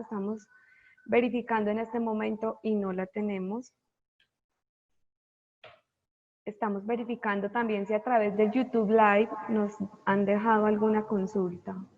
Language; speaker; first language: Spanish; native; Spanish